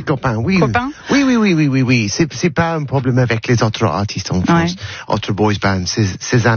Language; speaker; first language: French; non-native, learner; English